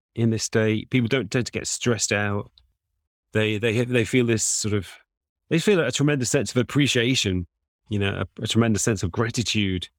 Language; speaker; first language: English; native; English